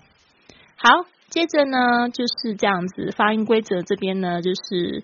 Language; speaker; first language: Chinese; native; Chinese